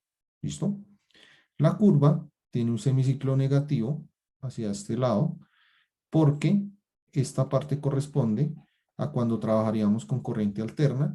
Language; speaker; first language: Spanish; native; Spanish